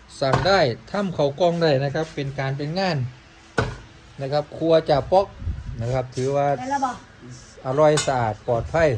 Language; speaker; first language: Thai; non-native, local second language; Northeastern Thai